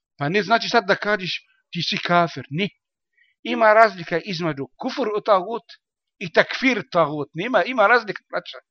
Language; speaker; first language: Croatian; non-native, learner; Arabic